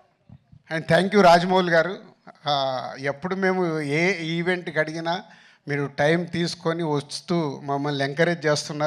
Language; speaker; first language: Telugu; native; Telugu